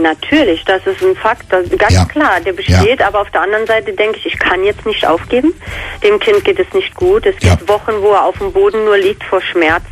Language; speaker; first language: German; native; German